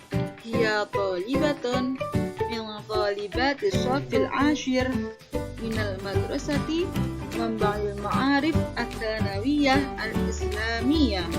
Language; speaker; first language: Arabic; non-native, fluent; Indonesian